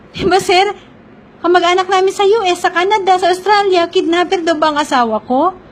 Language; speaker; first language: Filipino; non-native, local second language; Cebuano